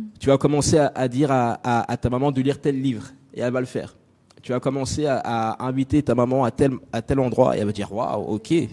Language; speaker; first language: French; native; French